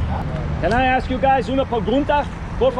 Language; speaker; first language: Spanish; non-native, learner; English